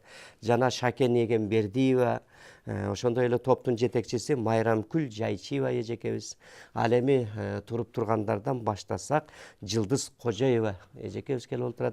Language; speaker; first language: Kyrgyz; native; Kyrgyz